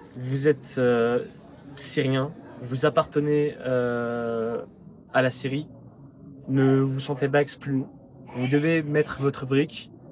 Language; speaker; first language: French; native; French